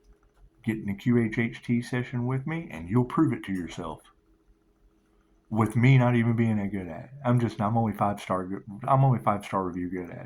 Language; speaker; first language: English; native; English